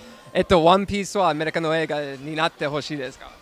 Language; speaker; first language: Japanese; non-native, learner; English